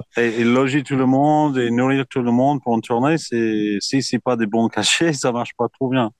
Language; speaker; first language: French; non-native, fluent; English